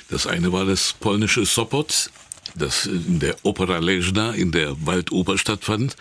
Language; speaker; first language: German; native; German